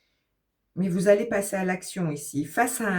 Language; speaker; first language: French; native; French